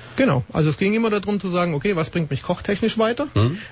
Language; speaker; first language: German; native; German